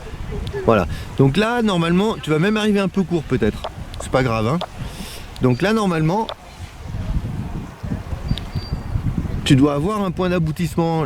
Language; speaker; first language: French; native; French